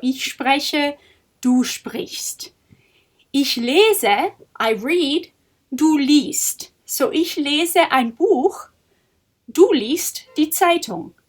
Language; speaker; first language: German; non-native, fluent; English